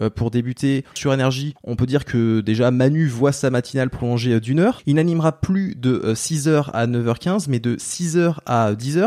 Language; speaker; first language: French; native; French